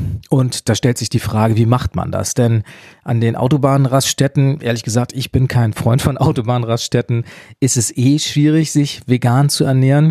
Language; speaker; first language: German; native; German